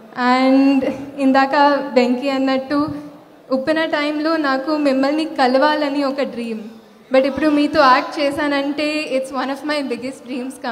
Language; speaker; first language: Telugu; non-native, fluent; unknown